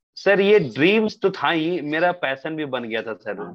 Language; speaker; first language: Hindi; native; Hindi